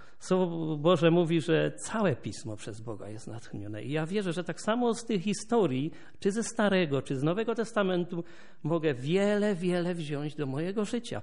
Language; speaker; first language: Polish; native; Polish